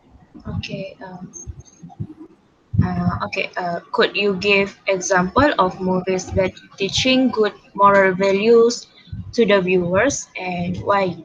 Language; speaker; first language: English; non-native, local second language; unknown